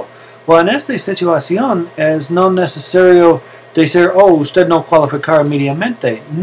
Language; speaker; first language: Spanish; non-native, learner; English